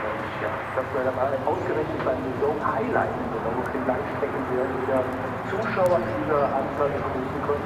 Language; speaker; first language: German; native; German